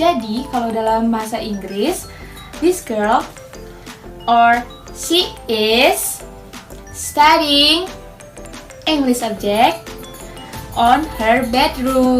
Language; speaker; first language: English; non-native, learner; Indonesian